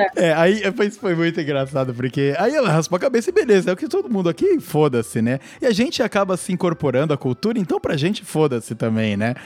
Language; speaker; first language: Portuguese; native; Portuguese